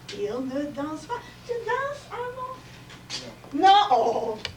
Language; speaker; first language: French; non-native, fluent; English